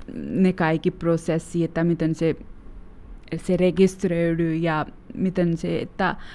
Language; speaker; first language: Finnish; non-native, fluent; Urdu